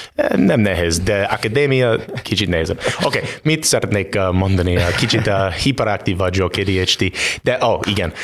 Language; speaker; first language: Hungarian; non-native, learner; English